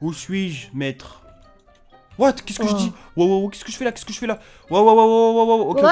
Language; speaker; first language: French; native; French